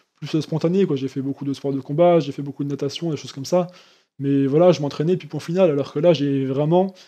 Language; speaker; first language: French; native; French